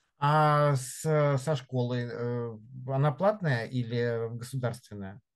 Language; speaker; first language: Russian; native; Russian